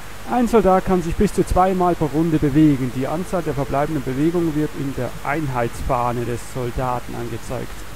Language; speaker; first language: German; non-native, fluent; Swiss German